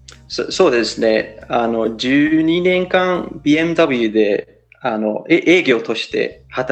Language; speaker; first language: Japanese; non-native, fluent; English